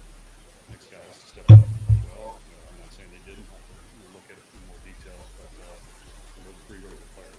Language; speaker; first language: English; native; English